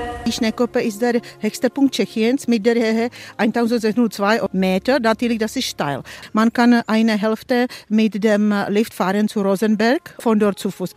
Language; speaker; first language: German; non-native, fluent; Czech